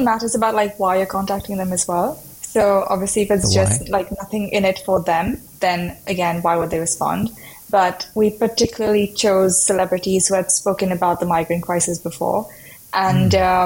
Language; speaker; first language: English; non-native, local second language; Hindi